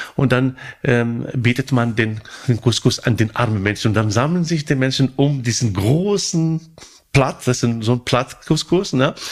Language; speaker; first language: German; non-native, fluent; Arabic